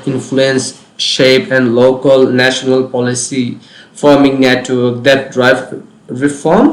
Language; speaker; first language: English; non-native, local second language; Bangla